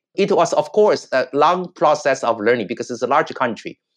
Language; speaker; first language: English; non-native, fluent; Chinese